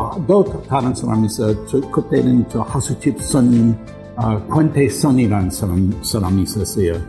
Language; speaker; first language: Korean; non-native, learner; English